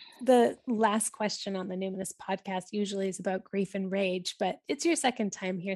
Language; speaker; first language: English; native; English